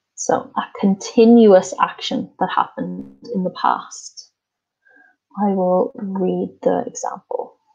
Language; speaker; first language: English; native; English